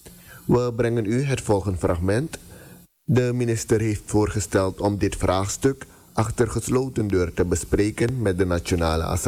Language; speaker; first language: Dutch; native; Dutch